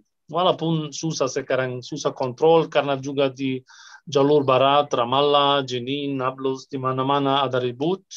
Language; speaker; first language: Indonesian; non-native, fluent; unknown